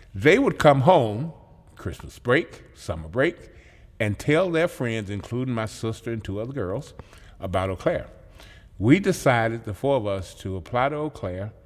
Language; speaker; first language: English; native; English